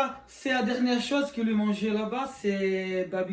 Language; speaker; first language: French; non-native, learner; Portuguese